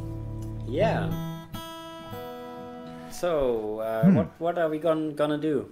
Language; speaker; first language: English; non-native, fluent; German